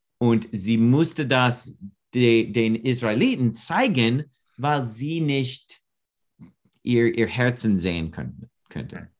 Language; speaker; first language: German; non-native, learner; English